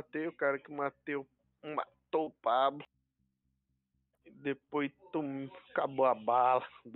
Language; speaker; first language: Portuguese; native; Portuguese